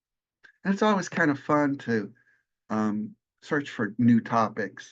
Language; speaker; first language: English; native; English